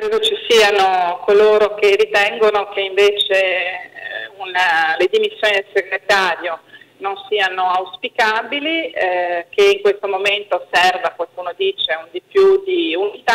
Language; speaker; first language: Italian; native; Italian